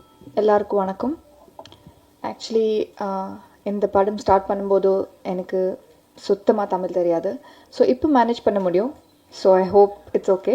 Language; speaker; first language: Tamil; non-native, learner; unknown